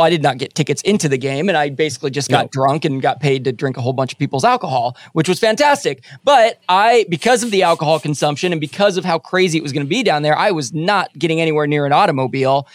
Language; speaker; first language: English; native; English